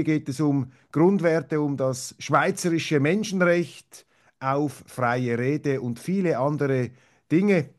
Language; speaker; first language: German; native; German